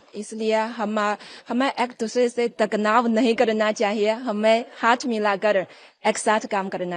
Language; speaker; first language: Hindi; non-native, fluent; Chinese